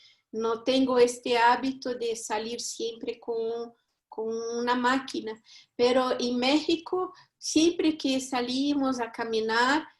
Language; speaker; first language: Spanish; non-native, fluent; Portuguese